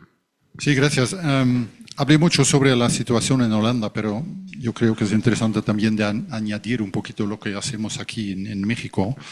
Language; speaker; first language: Spanish; non-native, fluent; Dutch